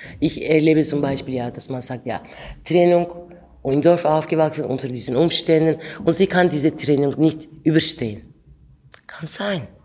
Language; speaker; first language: German; non-native, fluent; Turkish